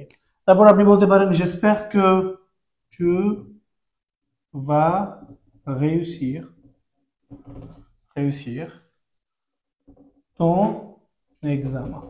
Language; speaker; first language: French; non-native, fluent; Bangla